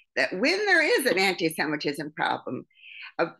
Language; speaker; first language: English; native; English